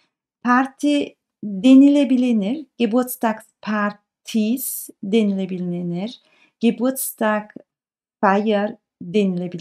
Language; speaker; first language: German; non-native, fluent; Turkish